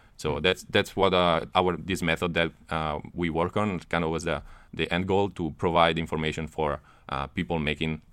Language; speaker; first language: English; non-native, fluent; Italian